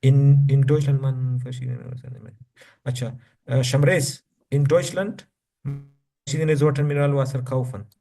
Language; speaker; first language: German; non-native, learner; Urdu